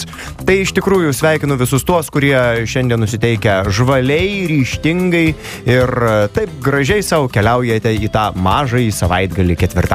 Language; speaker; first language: Lithuanian; native; Lithuanian